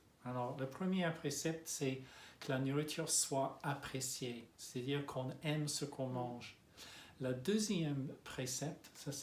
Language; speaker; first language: French; non-native, fluent; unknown